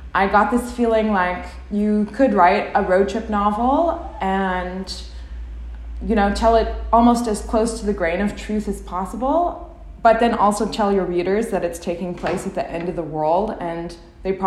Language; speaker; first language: English; native; English